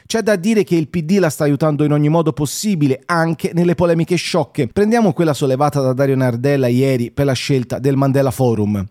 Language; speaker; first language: Italian; native; Italian